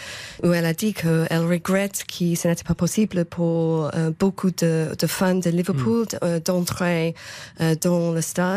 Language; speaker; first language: French; non-native, fluent; English